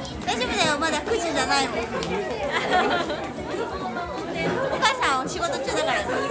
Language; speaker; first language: Japanese; native; Japanese